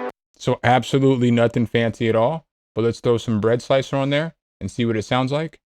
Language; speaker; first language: English; native; English